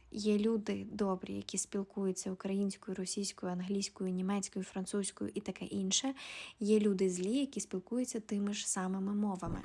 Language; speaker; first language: Ukrainian; native; Ukrainian